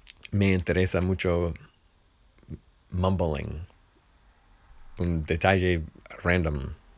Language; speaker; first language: Spanish; non-native, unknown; English